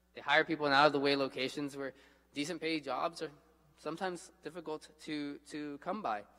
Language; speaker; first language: English; native; English